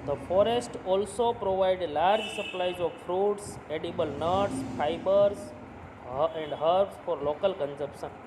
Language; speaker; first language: English; non-native, local second language; Gujarati